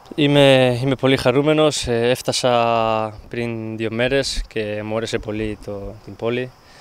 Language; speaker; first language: Greek; non-native, learner; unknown